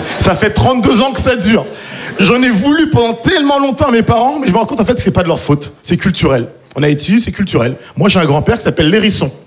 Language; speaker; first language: French; native; French